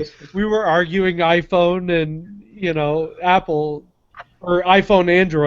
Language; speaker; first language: English; native; English